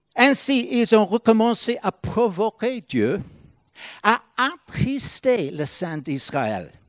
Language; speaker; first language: French; non-native, fluent; English